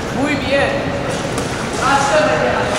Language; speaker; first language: Spanish; non-native, learner; English